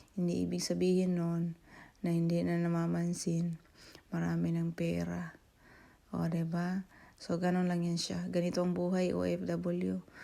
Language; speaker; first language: Filipino; native; Filipino